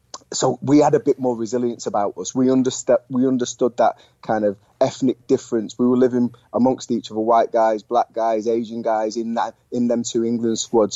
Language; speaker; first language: English; native; English